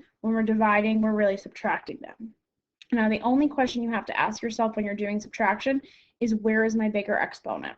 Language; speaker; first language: English; native; English